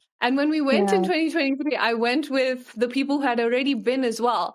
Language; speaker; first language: English; early bilingual, other home language; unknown